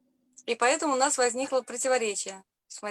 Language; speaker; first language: Russian; native; Russian